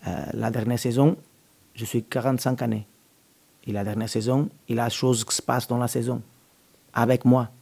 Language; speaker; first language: French; non-native, learner; Portuguese